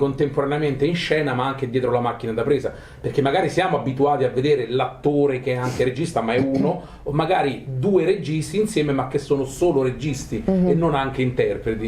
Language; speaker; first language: Italian; native; Italian